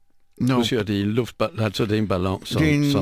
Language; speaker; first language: Danish; non-native, fluent; Polish